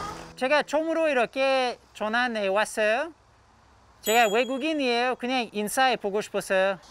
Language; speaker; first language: Korean; non-native, learner; English